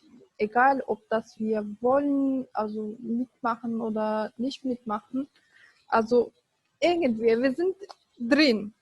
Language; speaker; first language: German; non-native, fluent; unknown